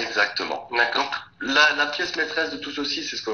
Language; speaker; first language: French; native; French